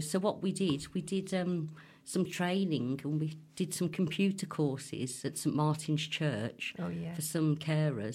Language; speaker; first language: English; native; English